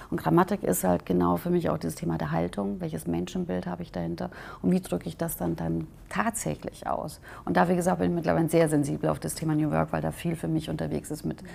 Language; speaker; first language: German; native; German